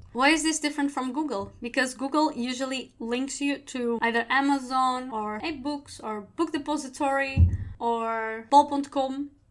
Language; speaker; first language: English; non-native, fluent; Portuguese